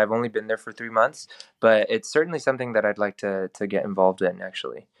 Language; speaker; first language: English; early bilingual, other home language; Spanish